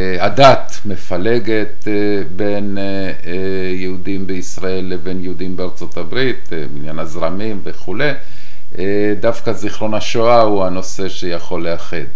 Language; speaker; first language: Hebrew; non-native, fluent; Spanish